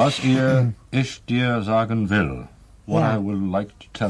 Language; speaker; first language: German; non-native, learner; English